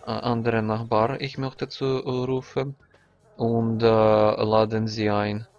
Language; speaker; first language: German; non-native, learner; Russian